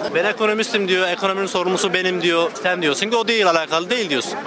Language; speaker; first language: Turkish; native; Turkish